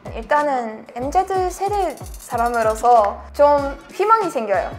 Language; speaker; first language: Korean; non-native, fluent; English